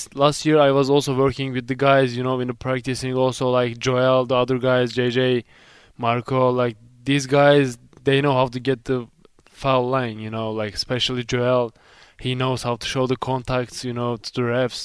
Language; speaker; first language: English; non-native, fluent; Turkish